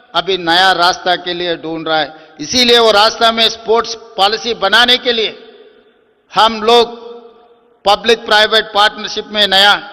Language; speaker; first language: Hindi; non-native, local second language; Telugu